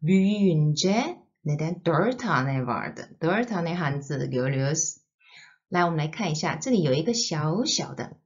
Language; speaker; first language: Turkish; non-native, fluent; Chinese